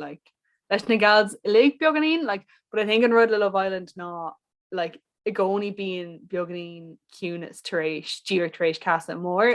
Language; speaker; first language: Irish; non-native, local second language; English